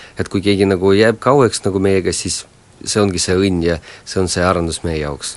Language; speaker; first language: Estonian; non-native, local second language; Russian